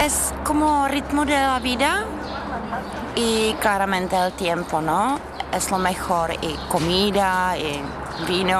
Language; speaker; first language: Spanish; non-native, learner; Czech